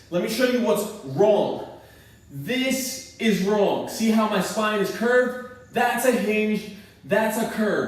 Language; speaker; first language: English; native; English